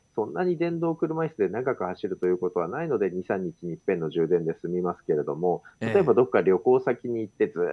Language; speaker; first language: Japanese; native; Japanese